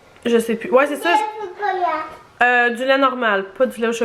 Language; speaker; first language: French; native; French